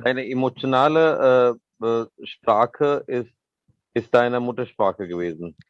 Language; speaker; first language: German; non-native, learner; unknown